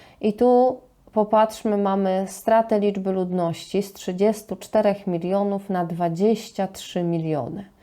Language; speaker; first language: Polish; native; Polish